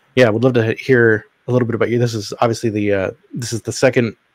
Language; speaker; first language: English; native; English